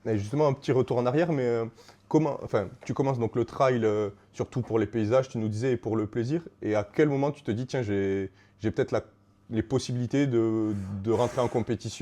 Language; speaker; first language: French; native; French